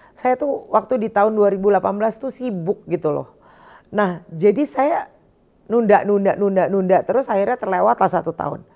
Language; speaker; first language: Indonesian; native; Indonesian